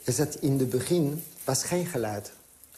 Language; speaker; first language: Dutch; non-native, fluent; French